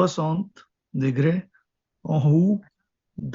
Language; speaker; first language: French; non-native, learner; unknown